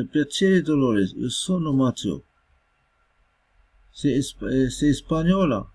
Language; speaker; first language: Italian; non-native, fluent; Arabic